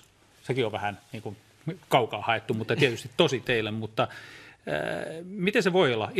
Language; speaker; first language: Finnish; native; Finnish